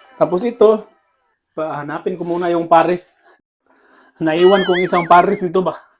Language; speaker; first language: Filipino; native; Filipino